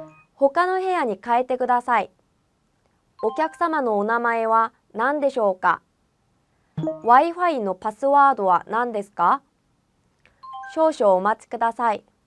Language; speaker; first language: Japanese; non-native, fluent; Korean